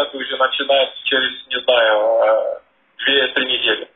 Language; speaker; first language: Russian; non-native, fluent; Portuguese